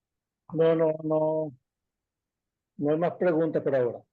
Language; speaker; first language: Spanish; native; Spanish